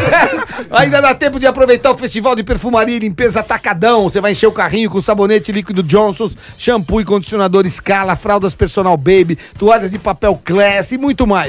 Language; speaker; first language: Portuguese; native; Portuguese